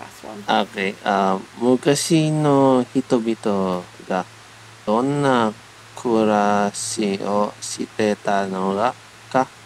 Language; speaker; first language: Japanese; non-native, learner; English